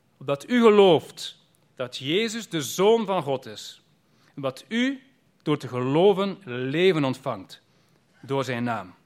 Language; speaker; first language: Dutch; native; Dutch